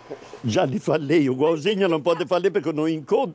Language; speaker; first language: Portuguese; early bilingual, heritage; Italian